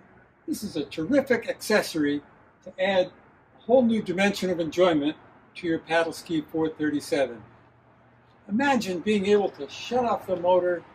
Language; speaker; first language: English; native; English